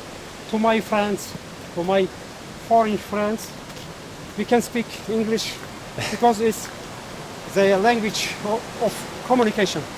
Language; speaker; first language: English; non-native, learner; Tajik